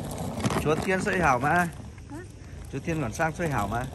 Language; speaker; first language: Chinese; non-native, fluent; Vietnamese